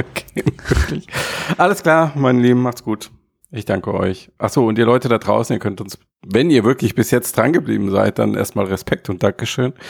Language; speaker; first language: German; native; German